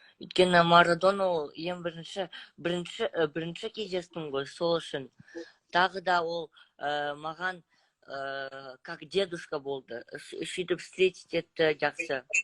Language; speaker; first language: Kazakh; non-native, local second language; Russian